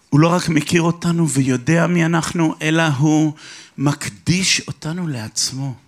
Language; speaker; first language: Hebrew; early bilingual, other home language; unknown